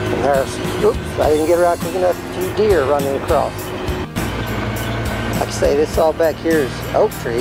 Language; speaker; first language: English; native; English